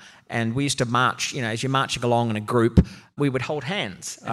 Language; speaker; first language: English; native; English